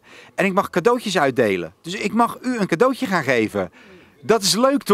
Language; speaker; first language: Dutch; native; Dutch